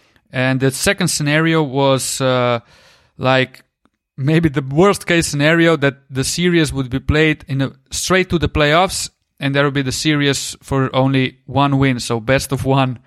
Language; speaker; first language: English; non-native, fluent; Slovenian